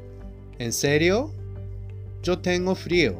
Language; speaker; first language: Spanish; non-native, fluent; Japanese